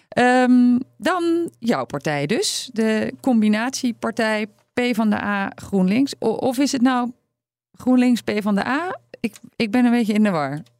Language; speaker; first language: Dutch; native; Dutch